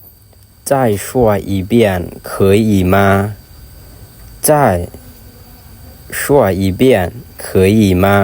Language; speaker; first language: Chinese; non-native, fluent; Lao